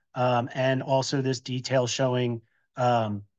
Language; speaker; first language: English; native; English